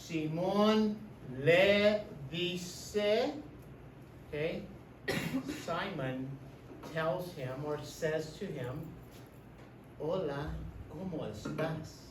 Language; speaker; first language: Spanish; non-native, fluent; English